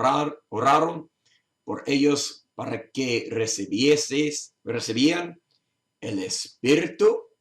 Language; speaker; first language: Spanish; non-native, learner; English